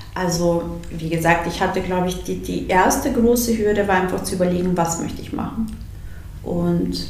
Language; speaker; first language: German; early bilingual, other home language; Bosnian